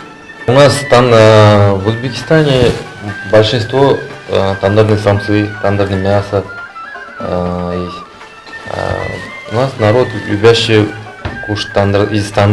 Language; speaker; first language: Russian; non-native, learner; Uzbek